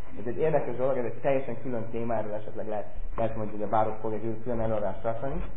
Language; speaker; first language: Hungarian; non-native, fluent; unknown